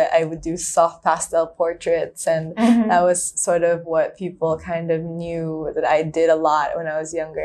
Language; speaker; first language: English; non-native, local second language; Filipino